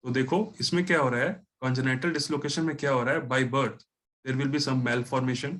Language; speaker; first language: Hindi; non-native, local second language; Bangla